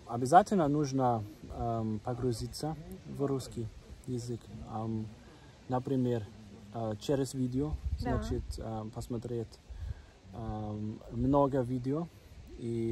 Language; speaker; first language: Russian; non-native, learner; German